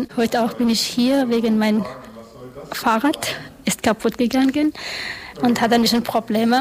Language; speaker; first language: German; non-native, learner; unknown